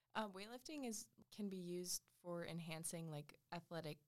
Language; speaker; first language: English; native; English